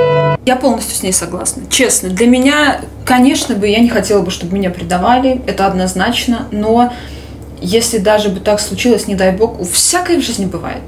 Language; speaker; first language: Russian; native; Russian